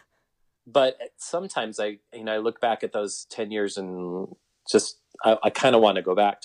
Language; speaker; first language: English; native; English